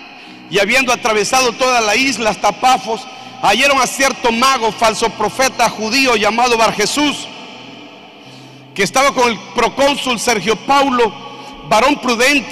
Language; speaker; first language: Spanish; native; Spanish